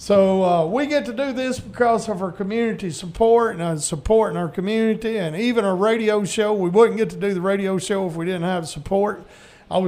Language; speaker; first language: English; native; English